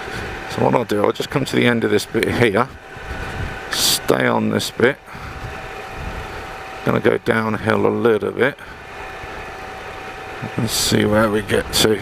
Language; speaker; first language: English; native; English